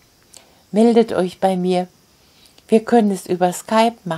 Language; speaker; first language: German; native; German